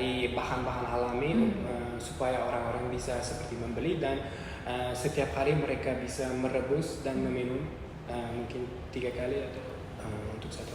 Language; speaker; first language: Indonesian; non-native, learner; Uzbek